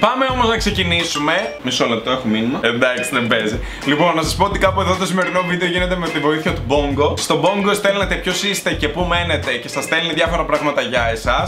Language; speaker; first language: Greek; native; Greek